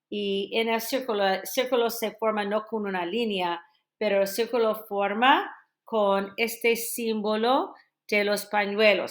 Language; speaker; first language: Spanish; non-native, fluent; English